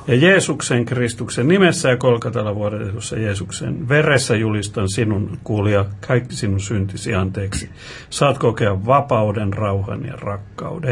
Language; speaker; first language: Finnish; native; Finnish